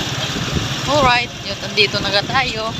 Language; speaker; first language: Filipino; non-native, local second language; Cebuano